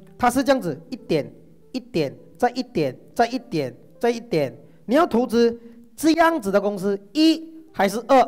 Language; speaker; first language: Chinese; non-native, local second language; Tamil